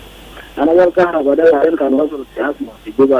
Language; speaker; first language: Arabic; non-native, local second language; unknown